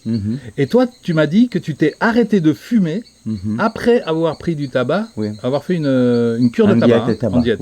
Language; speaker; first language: French; native; French